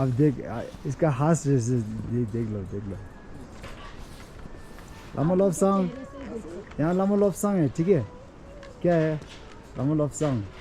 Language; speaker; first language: Hindi; non-native, learner; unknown